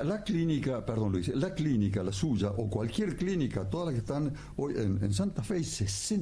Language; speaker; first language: Spanish; native; Spanish